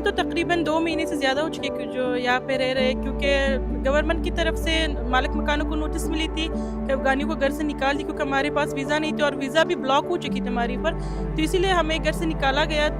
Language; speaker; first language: Urdu; non-native, fluent; Persian